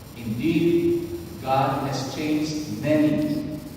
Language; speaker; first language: English; non-native, local second language; Filipino